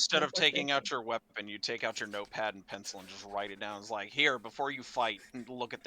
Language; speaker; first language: English; native; English